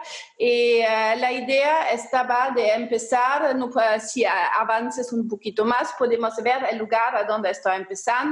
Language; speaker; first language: Spanish; non-native, fluent; German